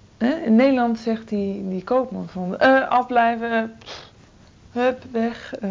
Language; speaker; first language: Dutch; native; Dutch